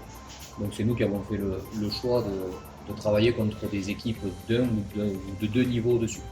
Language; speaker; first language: French; native; French